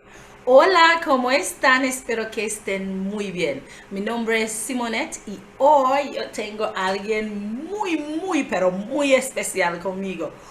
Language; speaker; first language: Spanish; non-native, fluent; English